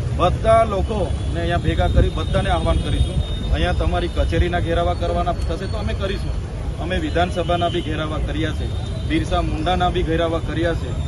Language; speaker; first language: Gujarati; non-native, local second language; Vasavi